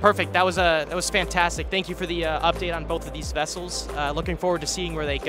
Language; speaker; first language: English; native; English